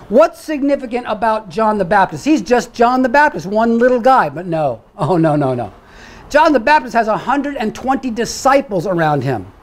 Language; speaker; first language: English; native; English